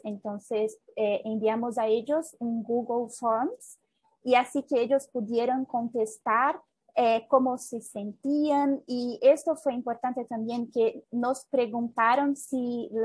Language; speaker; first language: Spanish; non-native, fluent; Portuguese